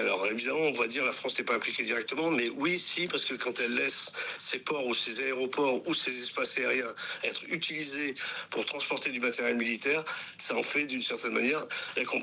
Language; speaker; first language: French; native; French